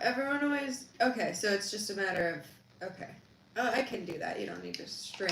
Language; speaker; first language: English; native; English